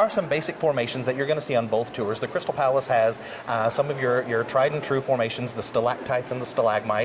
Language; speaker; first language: English; native; English